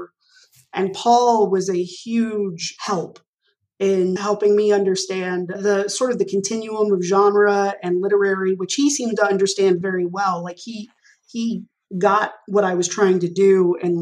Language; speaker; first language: English; native; English